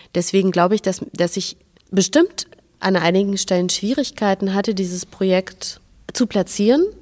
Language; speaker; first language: German; non-native, fluent; Belarusian